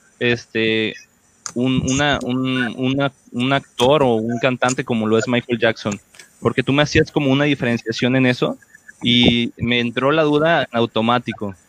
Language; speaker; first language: Spanish; native; Spanish